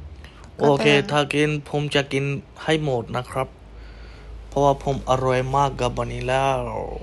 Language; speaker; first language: Thai; non-native, fluent; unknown